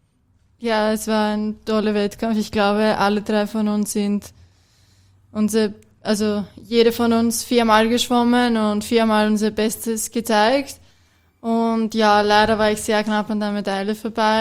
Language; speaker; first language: German; non-native, fluent; Greek